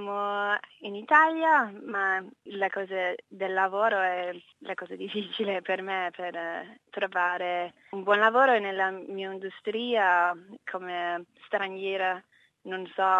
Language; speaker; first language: Italian; non-native, learner; English